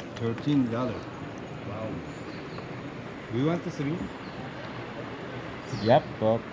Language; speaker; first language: English; non-native, learner; Korean